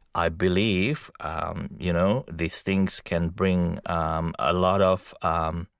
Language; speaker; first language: English; non-native, fluent; Indonesian